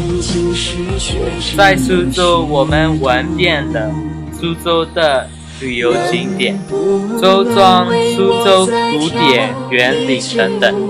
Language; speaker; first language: Chinese; non-native, learner; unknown